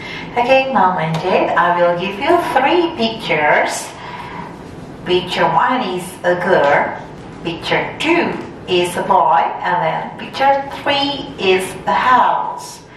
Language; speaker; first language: English; non-native, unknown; Indonesian